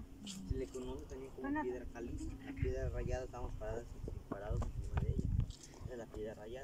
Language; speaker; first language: Spanish; native; Spanish